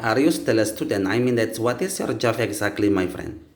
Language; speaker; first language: English; non-native, learner; Indonesian